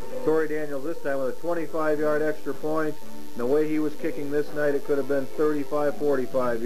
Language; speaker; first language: English; native; English